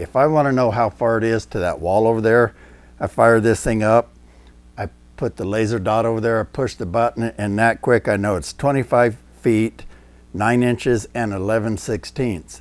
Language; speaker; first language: English; native; English